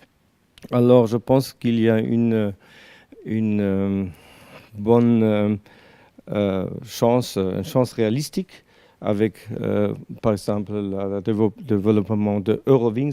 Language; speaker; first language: French; non-native, learner; German